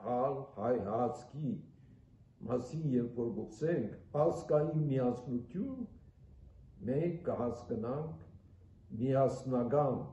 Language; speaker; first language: Armenian; early bilingual, heritage; Armenian